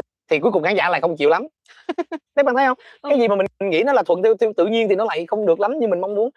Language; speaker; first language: Vietnamese; native; Vietnamese